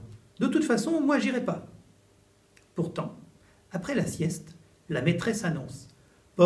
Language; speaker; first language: French; native; French